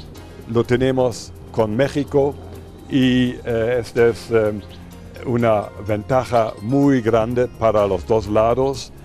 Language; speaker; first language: Spanish; non-native, fluent; German